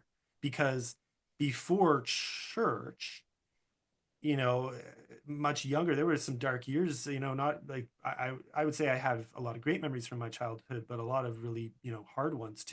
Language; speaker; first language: English; native; English